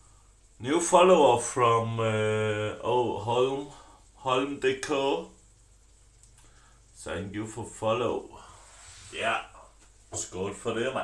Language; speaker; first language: English; non-native, learner; Danish